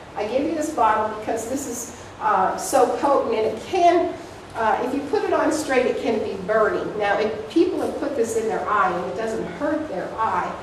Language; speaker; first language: English; native; English